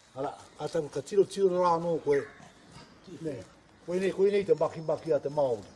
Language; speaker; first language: Māori; native; Māori